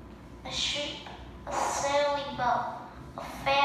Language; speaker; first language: English; non-native, learner; Vietnamese